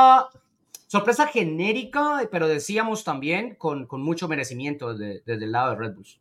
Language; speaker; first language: Spanish; native; Spanish